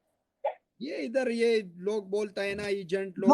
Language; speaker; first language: Hindi; non-native, local second language; Pashto